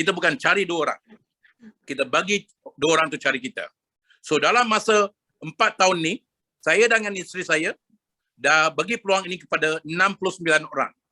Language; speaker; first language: Malay; non-native, local second language; Tamil